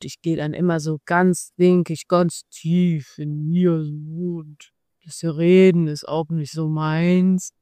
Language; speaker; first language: German; non-native, fluent; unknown